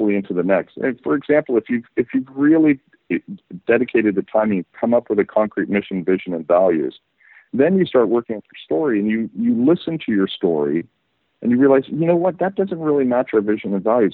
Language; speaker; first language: English; native; English